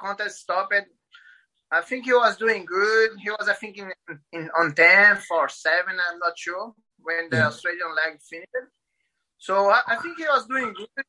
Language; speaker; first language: English; non-native, learner; Portuguese